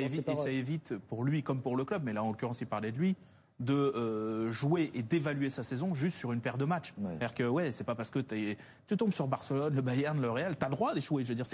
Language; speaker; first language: French; native; French